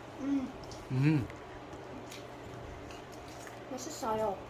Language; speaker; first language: Korean; non-native, learner; Vietnamese